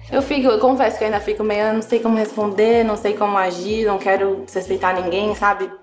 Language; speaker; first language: Portuguese; early bilingual, other home language; German